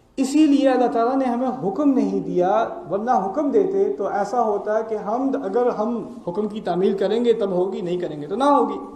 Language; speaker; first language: Urdu; early bilingual, heritage; Urdu